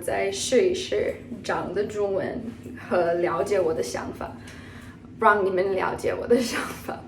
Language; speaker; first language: Chinese; early bilingual, heritage; English